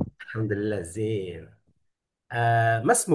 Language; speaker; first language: Arabic; non-native, fluent; Indonesian